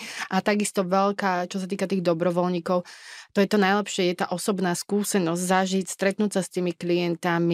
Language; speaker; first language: Slovak; native; Slovak